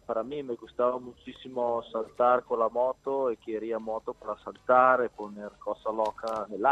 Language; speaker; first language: Spanish; non-native, learner; Italian